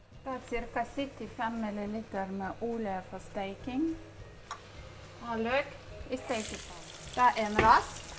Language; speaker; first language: Norwegian; non-native, learner; Ukrainian